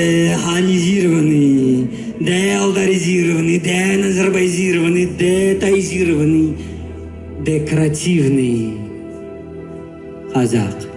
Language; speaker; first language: Russian; native; Russian